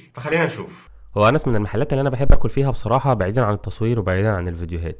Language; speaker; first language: Arabic; native; Arabic